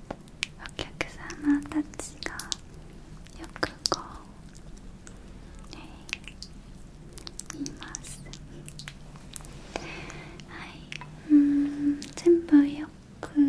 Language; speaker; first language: Japanese; non-native, learner; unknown